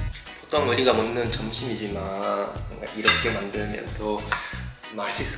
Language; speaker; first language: Korean; non-native, fluent; Japanese